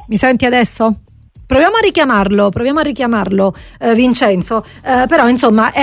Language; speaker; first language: Italian; native; Italian